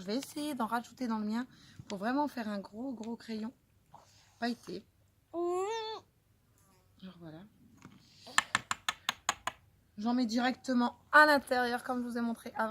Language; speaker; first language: French; native; French